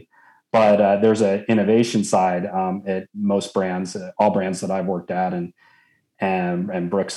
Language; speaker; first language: English; native; English